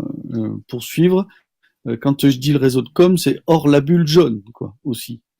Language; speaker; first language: French; native; French